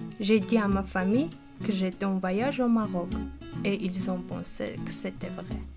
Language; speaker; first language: French; non-native, learner; Armenian